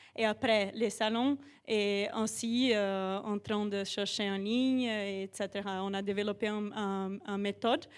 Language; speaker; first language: French; non-native, fluent; Portuguese